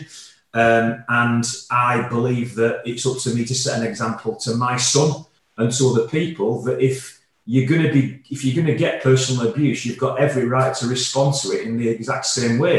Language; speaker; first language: English; native; English